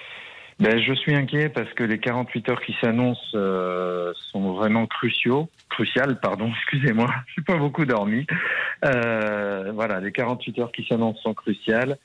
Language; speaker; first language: French; native; French